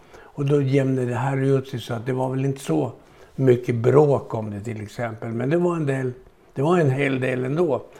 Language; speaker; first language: Swedish; native; Swedish